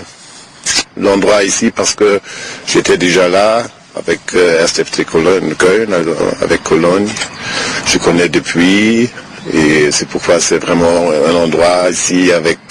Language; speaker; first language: French; non-native, fluent; German